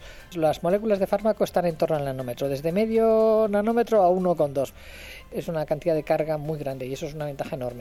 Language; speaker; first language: Spanish; native; Spanish